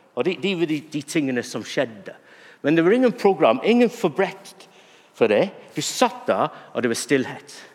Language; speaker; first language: Norwegian; non-native, fluent; English